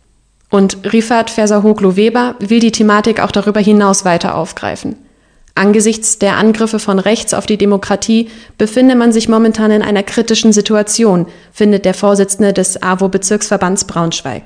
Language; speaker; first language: German; native; German